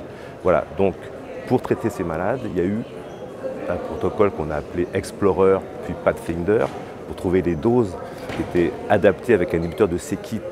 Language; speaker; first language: French; native; French